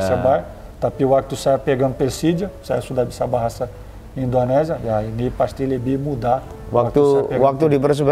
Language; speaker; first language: Indonesian; non-native, fluent; Portuguese